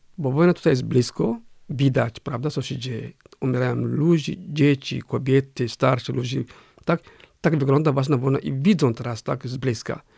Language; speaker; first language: Polish; non-native, fluent; Somali